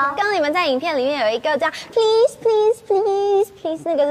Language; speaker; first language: Chinese; native; Chinese